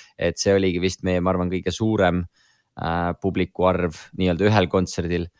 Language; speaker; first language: Estonian; native; Estonian